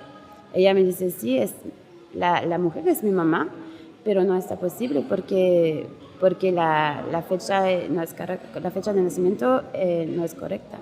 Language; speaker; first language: Spanish; non-native, learner; French